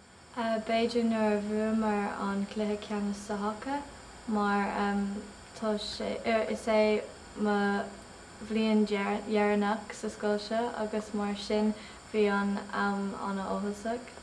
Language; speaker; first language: Irish; non-native, local second language; English